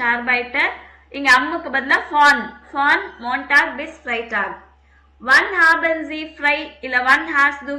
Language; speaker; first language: German; non-native, fluent; Tamil